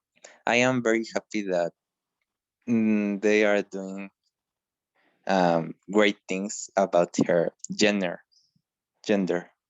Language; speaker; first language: English; non-native, learner; Spanish